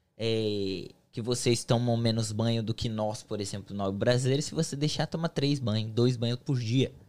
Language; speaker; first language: Portuguese; native; Portuguese